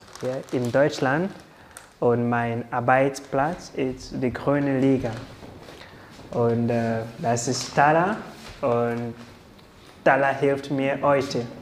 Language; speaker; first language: German; non-native, learner; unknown